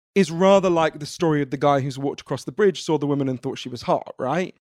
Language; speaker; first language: English; native; English